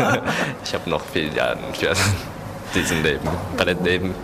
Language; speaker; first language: German; non-native, learner; Japanese